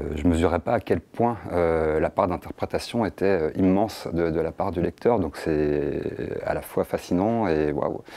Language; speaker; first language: French; native; French